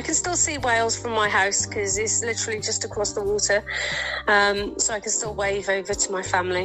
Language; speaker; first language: English; native; English